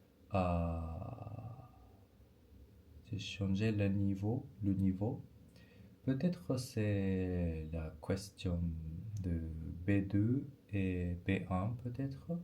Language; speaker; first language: French; non-native, learner; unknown